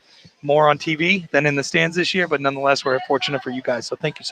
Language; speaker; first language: English; native; English